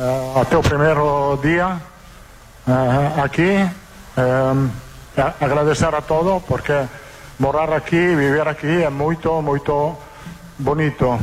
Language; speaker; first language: Portuguese; non-native, fluent; Italian